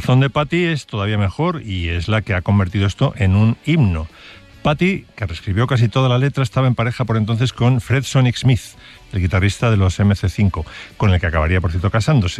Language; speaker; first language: Spanish; native; Spanish